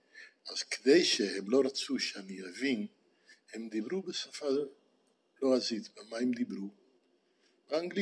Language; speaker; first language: Hebrew; non-native, fluent; Dutch